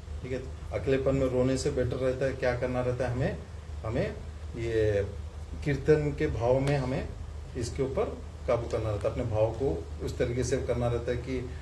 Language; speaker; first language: Hindi; native; Hindi